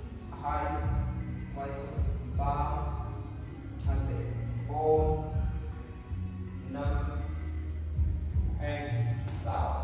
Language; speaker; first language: Vietnamese; non-native, learner; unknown